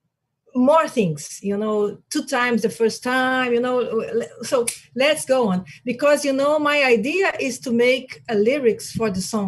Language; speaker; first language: English; non-native, learner; Portuguese